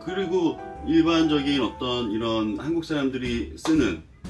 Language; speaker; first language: Korean; native; Korean